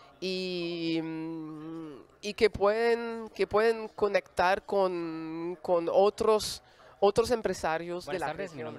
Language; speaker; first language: Spanish; non-native, fluent; French